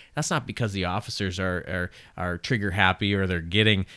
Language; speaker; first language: English; native; English